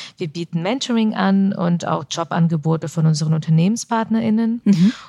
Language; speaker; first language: German; early bilingual, other home language; Russian